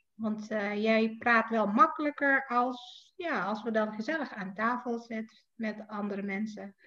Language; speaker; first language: Dutch; non-native, fluent; Indonesian